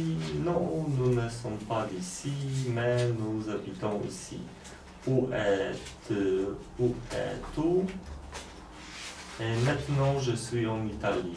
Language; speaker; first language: French; non-native, learner; Polish